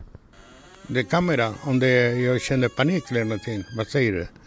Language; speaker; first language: Swedish; non-native, learner; Spanish